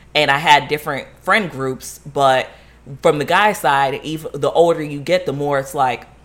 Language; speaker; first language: English; native; English